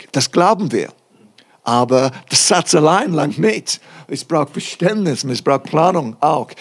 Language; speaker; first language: German; non-native, fluent; English